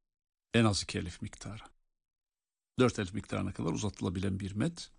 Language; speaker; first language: Turkish; native; Turkish